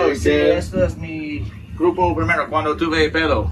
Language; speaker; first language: Spanish; non-native, learner; English